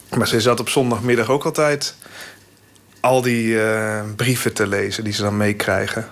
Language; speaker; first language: Dutch; native; Dutch